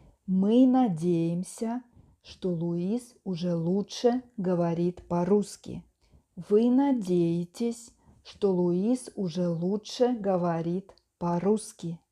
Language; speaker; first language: Russian; non-native, fluent; Spanish